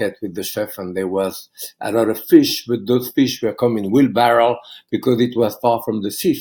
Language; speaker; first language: English; non-native, fluent; French